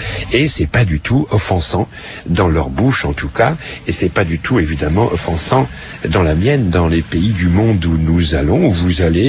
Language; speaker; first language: French; native; French